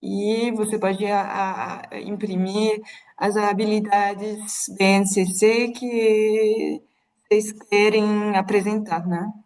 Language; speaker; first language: Portuguese; non-native, fluent; French